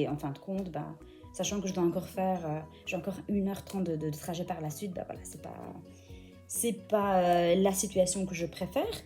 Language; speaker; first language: French; native; French